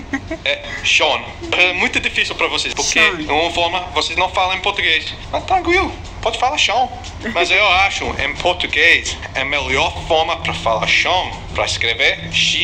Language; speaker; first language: Portuguese; non-native, learner; English